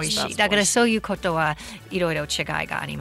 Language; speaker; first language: Japanese; non-native, fluent; English